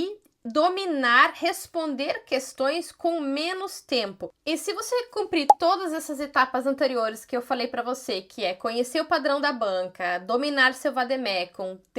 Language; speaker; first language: Portuguese; native; Portuguese